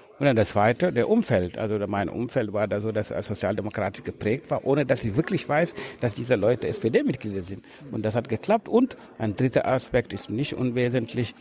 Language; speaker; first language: German; non-native, fluent; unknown